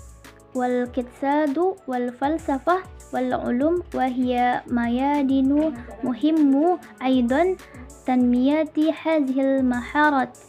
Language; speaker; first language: Arabic; non-native, learner; Indonesian